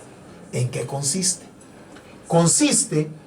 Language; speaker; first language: Spanish; native; Spanish